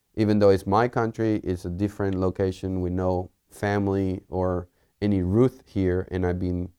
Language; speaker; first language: English; early bilingual, other home language; Spanish